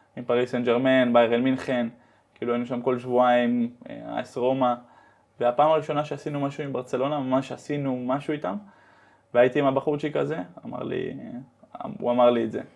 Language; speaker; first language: Hebrew; early bilingual, heritage; Hebrew